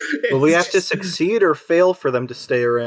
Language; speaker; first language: English; native; English